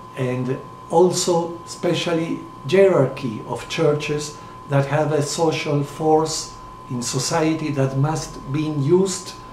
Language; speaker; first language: English; non-native, fluent; Spanish